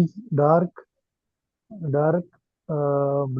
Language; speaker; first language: English; non-native, learner; Urdu